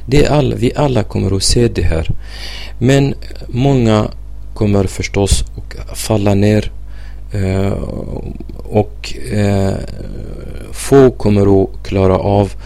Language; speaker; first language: Swedish; non-native, fluent; Arabic